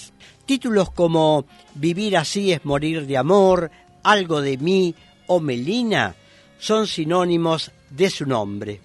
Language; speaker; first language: Spanish; native; Spanish